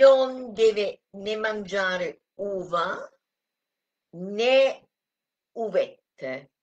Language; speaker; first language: Italian; non-native, fluent; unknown